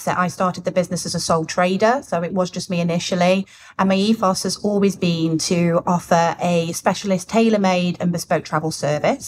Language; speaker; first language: English; native; English